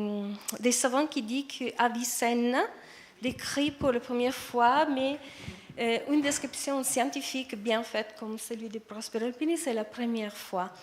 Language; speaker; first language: French; non-native, fluent; Italian